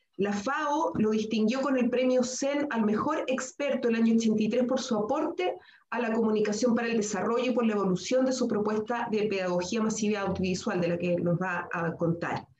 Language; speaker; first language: Spanish; native; Spanish